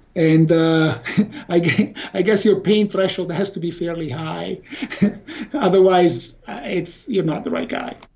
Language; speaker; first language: English; non-native, fluent; Italian